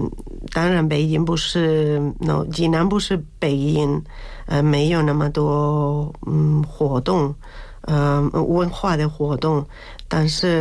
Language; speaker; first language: Chinese; non-native, learner; Spanish